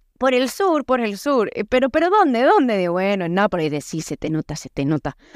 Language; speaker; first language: Spanish; native; Spanish